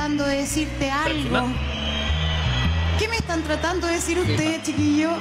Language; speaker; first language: Spanish; native; Spanish